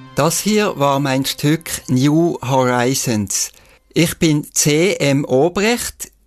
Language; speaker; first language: German; native; German